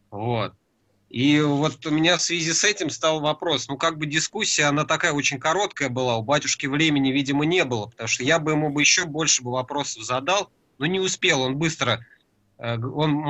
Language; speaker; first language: Russian; native; Russian